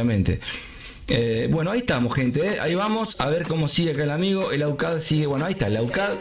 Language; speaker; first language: Spanish; native; Spanish